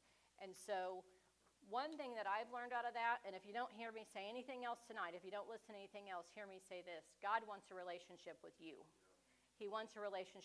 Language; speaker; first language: English; native; English